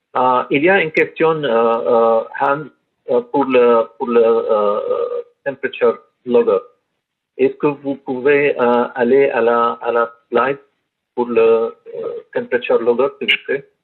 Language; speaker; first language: French; non-native, learner; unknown